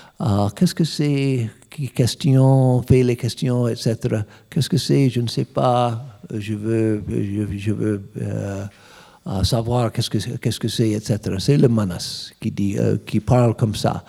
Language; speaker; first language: French; non-native, learner; English